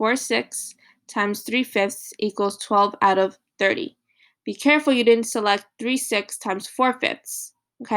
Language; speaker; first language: English; native; English